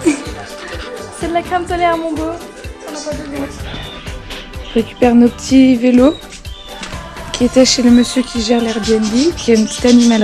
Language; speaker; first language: French; native; French